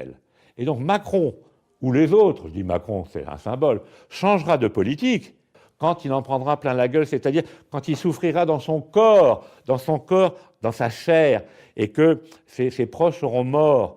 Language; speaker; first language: French; native; French